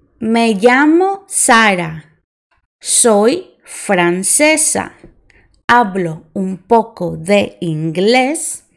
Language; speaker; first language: Spanish; non-native, fluent; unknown